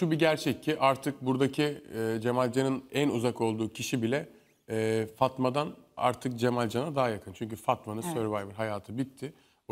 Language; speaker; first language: Turkish; native; Turkish